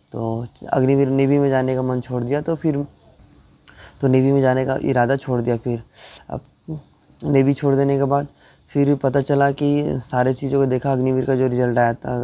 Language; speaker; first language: Hindi; non-native, local second language; Bangla